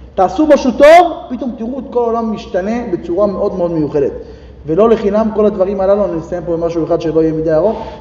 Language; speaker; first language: Hebrew; native; Hebrew